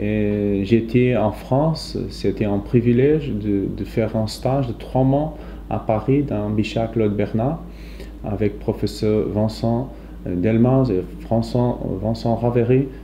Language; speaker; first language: French; non-native, fluent; Portuguese